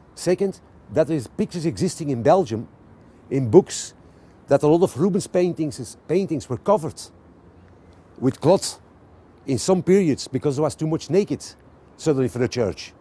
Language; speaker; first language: English; non-native, fluent; Dutch